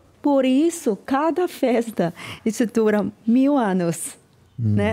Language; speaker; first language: Portuguese; non-native, learner; Chinese